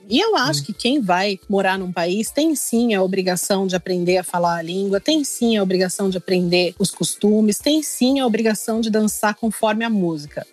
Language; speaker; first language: Portuguese; native; Portuguese